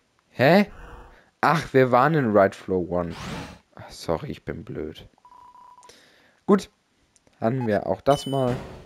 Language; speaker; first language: German; native; German